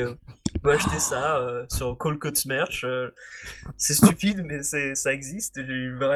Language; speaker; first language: French; native; French